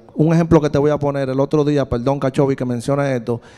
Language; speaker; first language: Spanish; native; Spanish